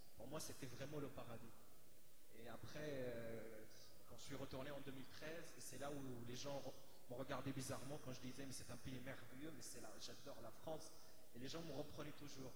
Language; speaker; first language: French; non-native, fluent; Arabic